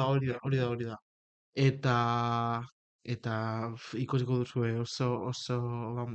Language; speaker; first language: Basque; non-native, local second language; Spanish